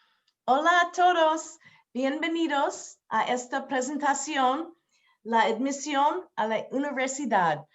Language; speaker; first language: Spanish; non-native, fluent; English